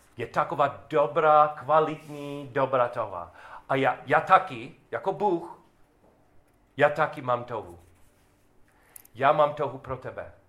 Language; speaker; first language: Czech; non-native, learner; English